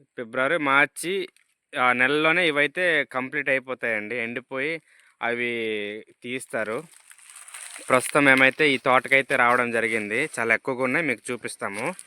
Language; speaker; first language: Telugu; non-native, local second language; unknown